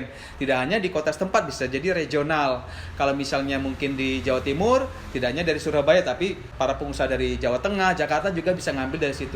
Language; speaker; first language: Indonesian; native; Indonesian